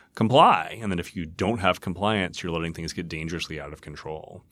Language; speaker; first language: English; native; English